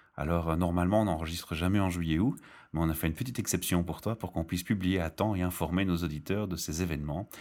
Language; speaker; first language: French; native; French